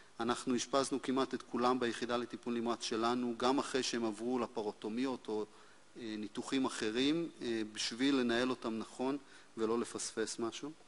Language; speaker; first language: Hebrew; native; Hebrew